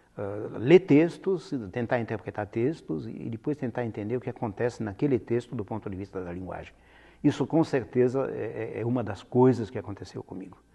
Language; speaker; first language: Portuguese; non-native, fluent; Italian